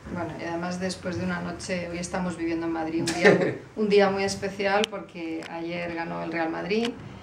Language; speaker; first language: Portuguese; non-native, learner; Spanish